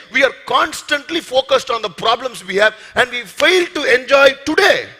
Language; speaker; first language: English; non-native, local second language; Tamil